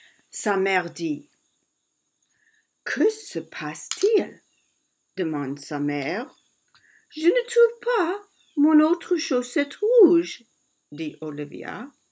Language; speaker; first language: French; non-native, learner; English